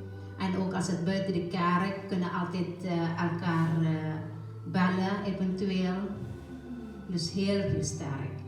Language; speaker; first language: Dutch; non-native, learner; Indonesian